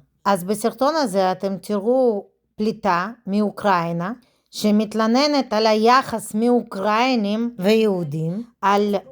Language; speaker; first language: Hebrew; non-native, fluent; Russian